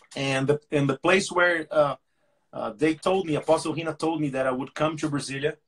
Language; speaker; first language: English; non-native, fluent; Portuguese